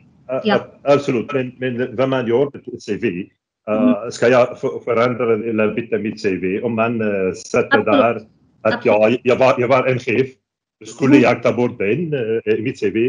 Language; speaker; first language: Swedish; non-native, fluent; Arabic